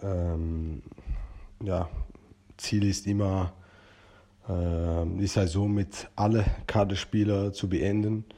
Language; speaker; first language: German; non-native, fluent; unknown